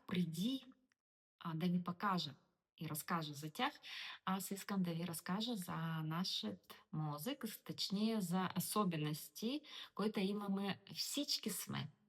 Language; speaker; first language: Bulgarian; non-native, learner; Russian